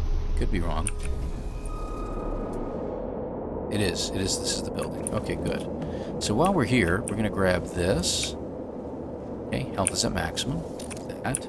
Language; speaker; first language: English; native; English